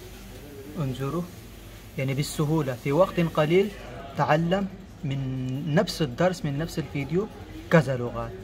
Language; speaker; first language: Arabic; non-native, fluent; Pashto